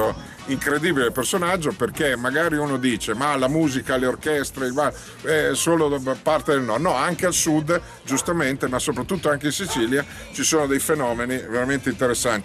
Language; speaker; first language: Italian; native; Italian